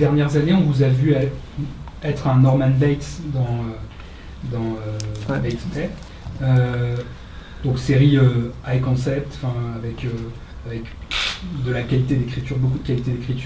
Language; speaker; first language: French; native; French